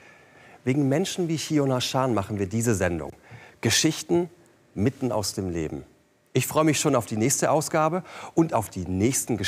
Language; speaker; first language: German; native; German